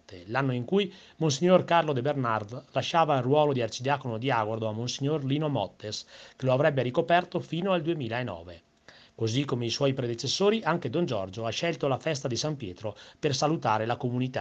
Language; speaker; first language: Italian; native; Italian